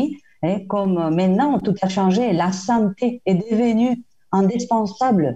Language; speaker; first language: French; non-native, fluent; Spanish